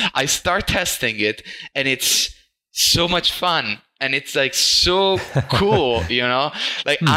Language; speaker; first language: English; non-native, fluent; Italian